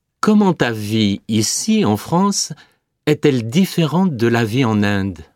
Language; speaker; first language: French; native; French